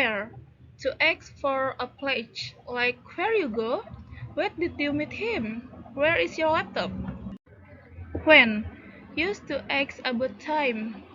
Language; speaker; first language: English; non-native, learner; Indonesian